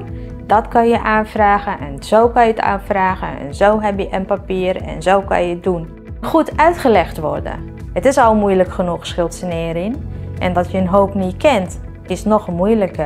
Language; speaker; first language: Dutch; non-native, fluent; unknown